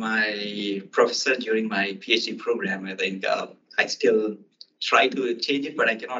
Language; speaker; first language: English; non-native, local second language; Telugu